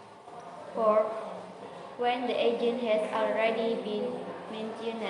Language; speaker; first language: English; non-native, learner; Indonesian